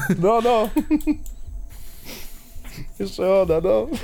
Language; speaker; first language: Polish; native; Polish